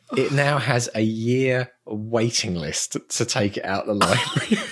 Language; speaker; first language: English; native; English